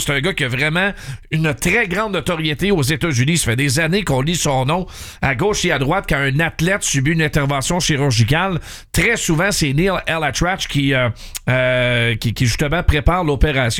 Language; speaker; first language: French; native; French